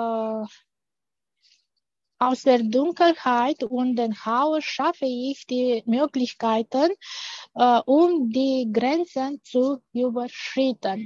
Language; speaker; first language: German; non-native, fluent; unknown